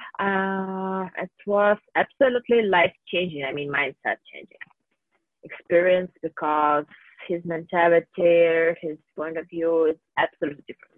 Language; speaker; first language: English; non-native, fluent; Russian